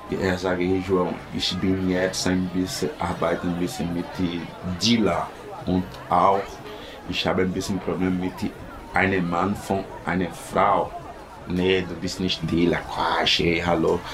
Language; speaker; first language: German; non-native, learner; Portuguese